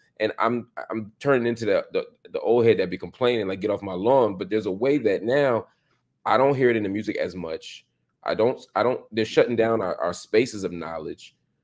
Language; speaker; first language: English; native; English